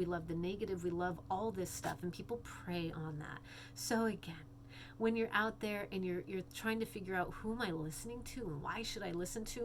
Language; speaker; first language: English; native; English